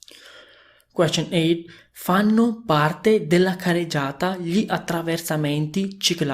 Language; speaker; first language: Italian; non-native, fluent; Urdu